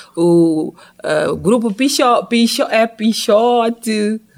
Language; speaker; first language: Portuguese; non-native, local second language; Tsonga